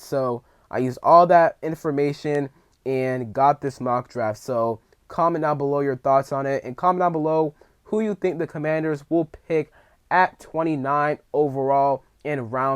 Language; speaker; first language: English; native; English